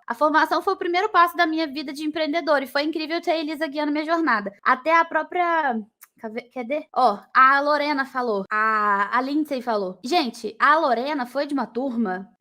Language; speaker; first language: Portuguese; native; Portuguese